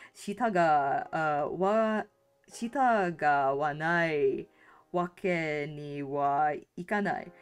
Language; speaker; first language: Japanese; non-native, learner; English